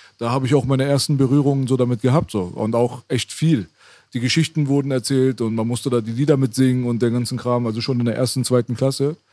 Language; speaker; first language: German; early bilingual, other home language; Persian